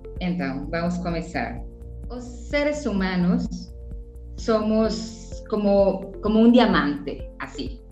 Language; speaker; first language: Spanish; non-native, fluent; Portuguese